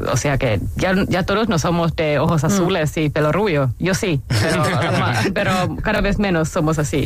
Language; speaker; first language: Spanish; non-native, fluent; Finnish